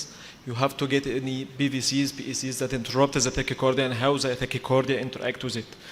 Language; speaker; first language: English; non-native, fluent; Arabic